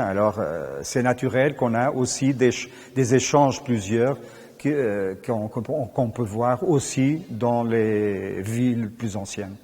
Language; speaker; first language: French; non-native, fluent; Portuguese